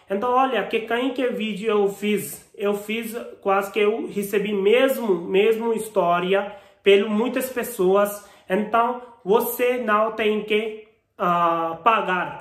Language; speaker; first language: Portuguese; non-native, learner; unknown